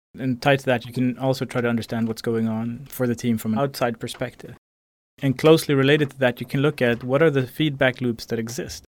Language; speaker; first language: English; non-native, fluent; Swedish